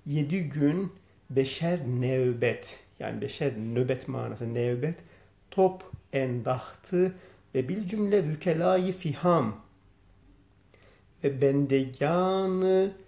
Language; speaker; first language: Turkish; native; Turkish